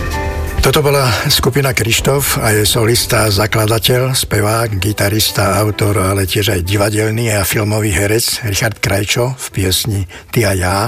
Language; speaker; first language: Slovak; native; Slovak